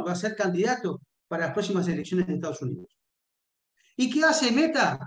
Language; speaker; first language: Spanish; native; Spanish